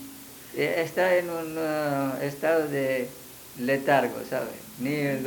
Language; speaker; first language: Spanish; non-native, fluent; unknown